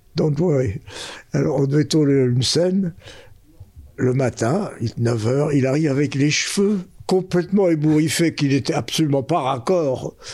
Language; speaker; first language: French; early bilingual, other home language; Spanish